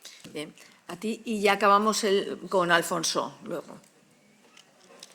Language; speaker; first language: Spanish; native; Spanish